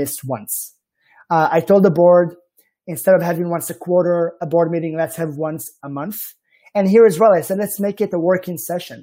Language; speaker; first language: English; non-native, fluent; Hebrew